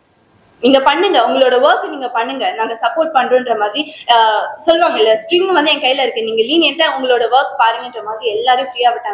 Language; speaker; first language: Tamil; native; Tamil